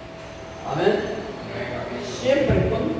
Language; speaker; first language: Spanish; non-native, learner; Korean